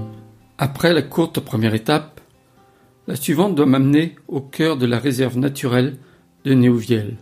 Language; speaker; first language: French; native; French